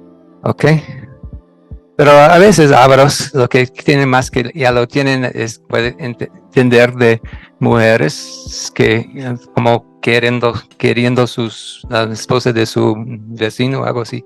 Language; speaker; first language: Spanish; non-native, fluent; English